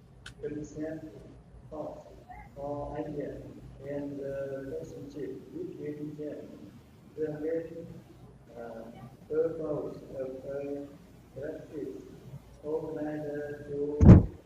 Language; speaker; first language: English; non-native, learner; Vietnamese